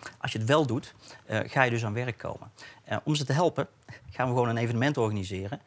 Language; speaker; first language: Dutch; native; Dutch